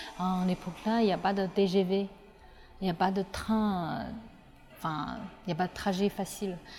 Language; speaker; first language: French; non-native, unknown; Chinese